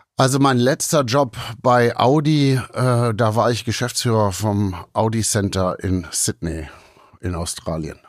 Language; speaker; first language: German; native; German